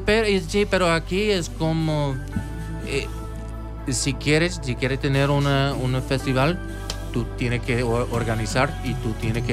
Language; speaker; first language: Spanish; non-native, local second language; English